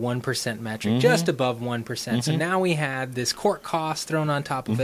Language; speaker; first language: English; native; English